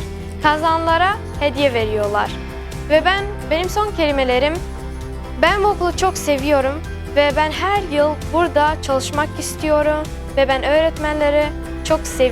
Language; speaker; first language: Turkish; non-native, learner; Kurdish